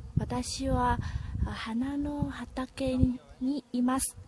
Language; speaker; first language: Japanese; non-native, learner; Vietnamese